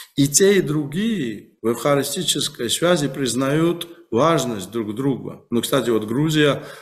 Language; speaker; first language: Russian; non-native, local second language; Georgian